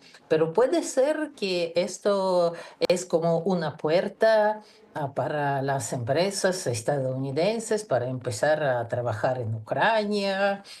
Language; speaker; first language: Spanish; non-native, fluent; Russian